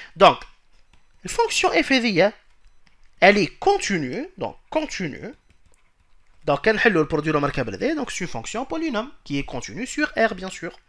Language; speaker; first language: French; non-native, local second language; Arabic